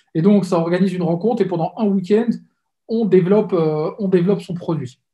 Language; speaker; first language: French; native; French